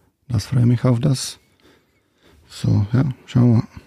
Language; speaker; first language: German; non-native, learner; Czech